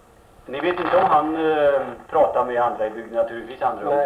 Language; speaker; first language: Swedish; native; Swedish